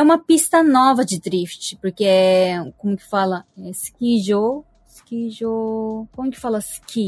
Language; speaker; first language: Portuguese; early bilingual, heritage; Portuguese